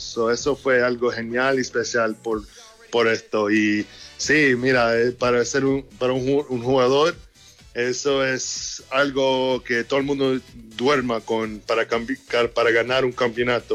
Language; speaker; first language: Spanish; early bilingual, heritage; English